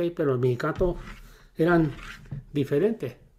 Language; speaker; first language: Spanish; early bilingual, heritage; Spanish